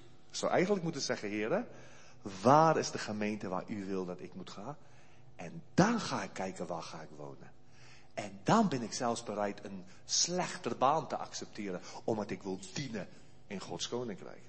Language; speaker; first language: Dutch; non-native, fluent; Afrikaans